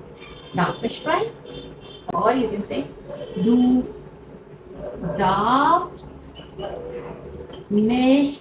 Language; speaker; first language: German; non-native, fluent; Hindi